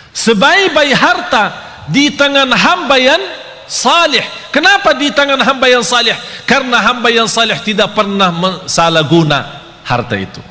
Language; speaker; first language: Malay; non-native, fluent; Arabic